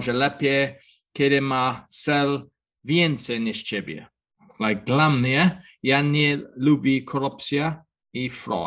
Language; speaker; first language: Polish; non-native, learner; English